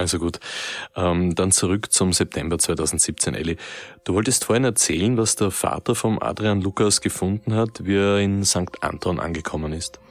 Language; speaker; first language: German; native; German